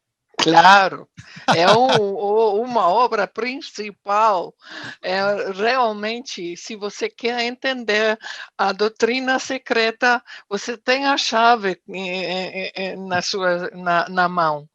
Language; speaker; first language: Portuguese; non-native, fluent; German